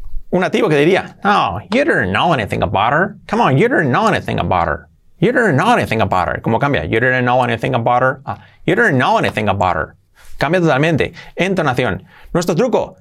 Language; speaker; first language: English; non-native, fluent; Spanish